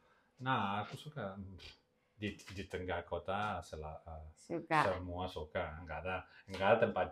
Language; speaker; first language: Indonesian; non-native, learner; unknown